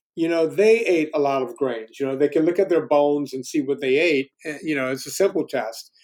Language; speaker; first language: English; native; English